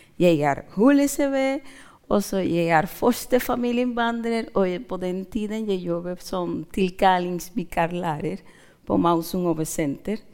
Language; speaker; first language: Norwegian; non-native, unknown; Spanish